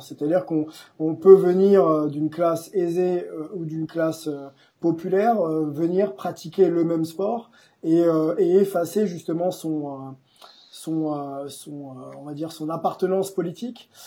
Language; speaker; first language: French; native; French